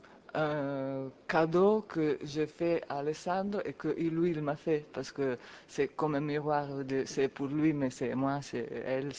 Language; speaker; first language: French; non-native, fluent; Italian